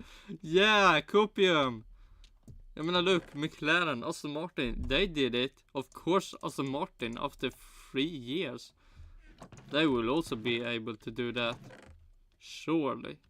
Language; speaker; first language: English; non-native, fluent; Swedish